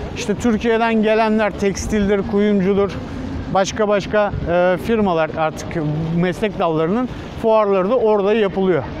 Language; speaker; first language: Turkish; native; Turkish